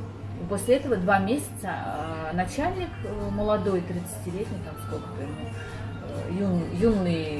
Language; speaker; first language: Russian; native; Russian